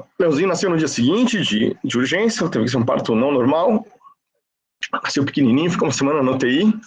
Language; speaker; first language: Portuguese; non-native, fluent; Spanish